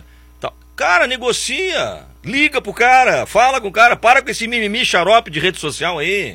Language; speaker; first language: Portuguese; native; Portuguese